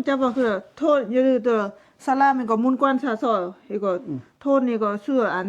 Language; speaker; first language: Korean; non-native, learner; Lao